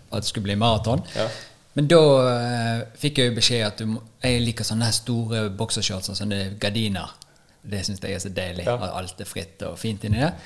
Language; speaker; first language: Norwegian; native; Norwegian